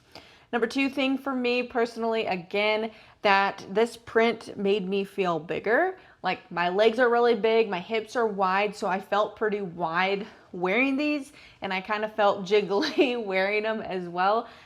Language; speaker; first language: English; native; English